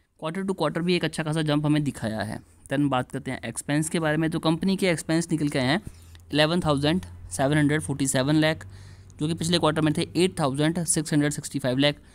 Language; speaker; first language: Hindi; native; Hindi